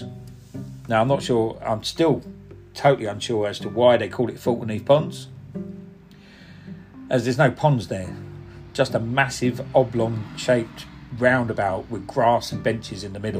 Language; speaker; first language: English; non-native, local second language; Punjabi